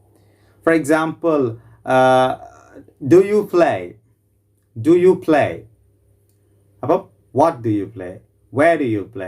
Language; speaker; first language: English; non-native, local second language; Malayalam